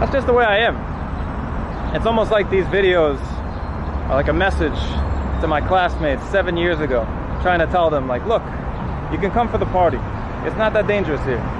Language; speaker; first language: English; native; English